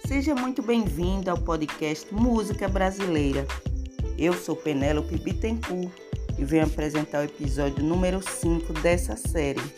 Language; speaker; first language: Portuguese; native; Portuguese